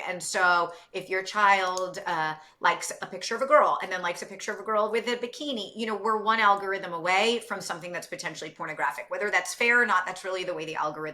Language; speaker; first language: English; native; English